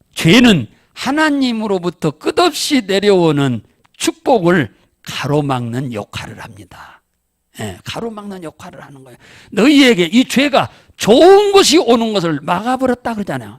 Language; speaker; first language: Korean; native; Korean